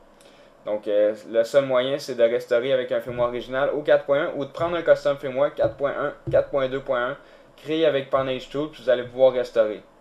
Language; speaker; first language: French; native; French